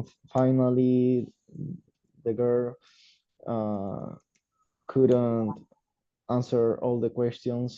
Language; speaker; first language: English; non-native, learner; Spanish